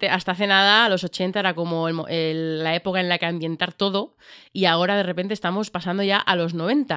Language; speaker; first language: Spanish; native; Spanish